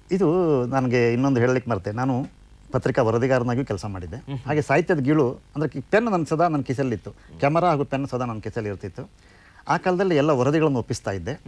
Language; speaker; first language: Kannada; native; Kannada